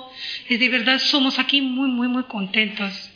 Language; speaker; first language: Spanish; non-native, learner; Arabic